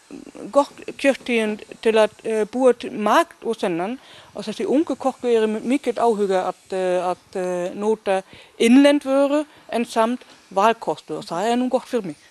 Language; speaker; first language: Icelandic; non-native, learner; Danish